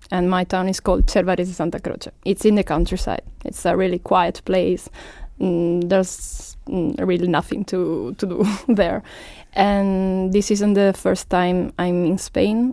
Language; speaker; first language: English; non-native, learner; Italian